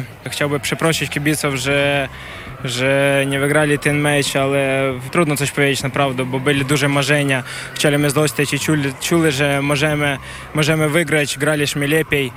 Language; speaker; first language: Polish; non-native, learner; Ukrainian